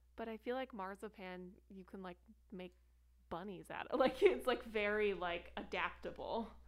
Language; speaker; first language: English; native; English